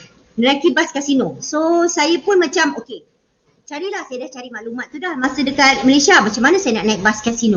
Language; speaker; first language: Malay; native; Malay